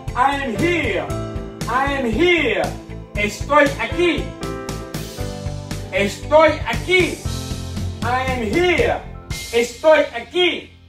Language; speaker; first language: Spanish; non-native, fluent; Haitian Creole